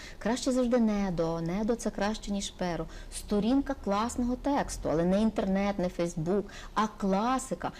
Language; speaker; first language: Ukrainian; native; Ukrainian